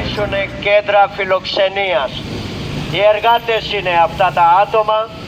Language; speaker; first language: Greek; non-native, learner; Urdu